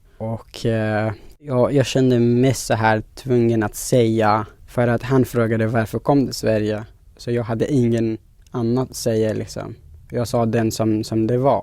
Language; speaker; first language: Swedish; non-native, fluent; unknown